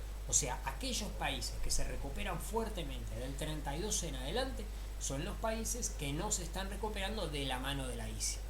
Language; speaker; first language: Spanish; native; Spanish